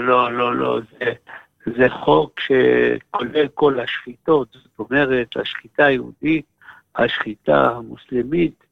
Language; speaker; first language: Hebrew; non-native, fluent; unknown